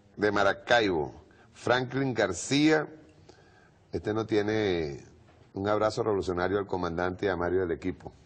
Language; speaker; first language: Spanish; native; Spanish